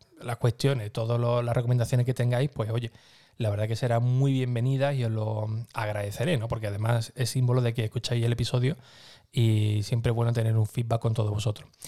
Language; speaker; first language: Spanish; native; Spanish